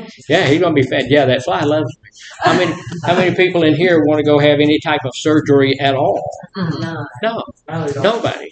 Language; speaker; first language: English; native; English